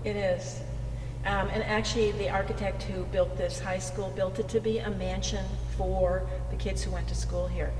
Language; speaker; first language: English; native; English